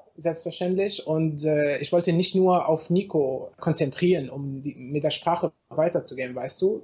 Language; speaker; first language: German; non-native, fluent; Arabic